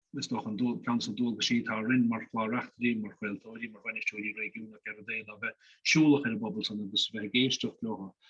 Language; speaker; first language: Irish; native; Irish